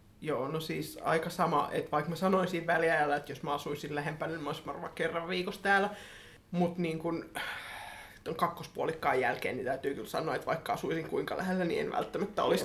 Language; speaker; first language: Finnish; native; Finnish